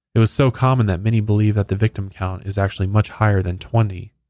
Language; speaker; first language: English; native; English